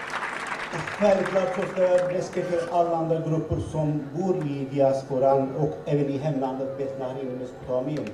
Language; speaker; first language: Swedish; early bilingual, other home language; Assyrian Neo-Aramaic